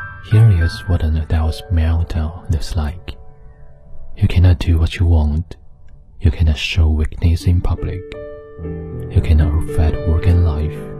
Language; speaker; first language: English; non-native, fluent; Chinese